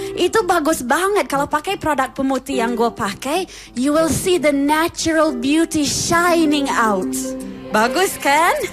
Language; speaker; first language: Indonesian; non-native, fluent; English